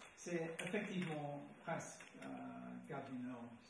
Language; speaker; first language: French; non-native, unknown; English